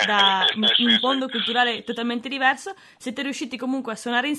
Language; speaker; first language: Italian; native; Italian